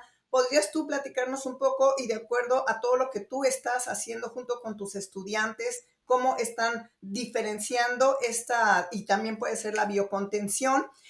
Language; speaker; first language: Spanish; native; Spanish